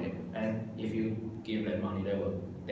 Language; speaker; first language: English; non-native, learner; Chinese